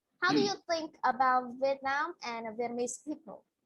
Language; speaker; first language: English; non-native, learner; Vietnamese